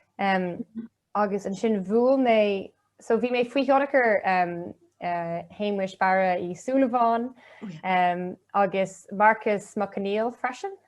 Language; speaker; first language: Irish; non-native, local second language; English